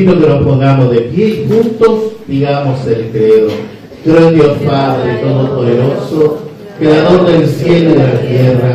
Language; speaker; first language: Spanish; native; Spanish